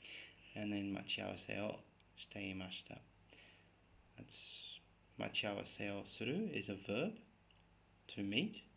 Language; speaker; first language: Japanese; non-native, fluent; English